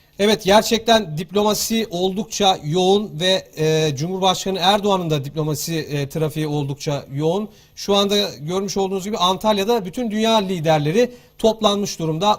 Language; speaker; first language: Turkish; native; Turkish